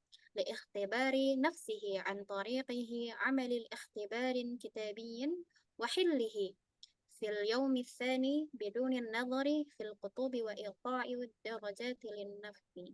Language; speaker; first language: Arabic; non-native, learner; Indonesian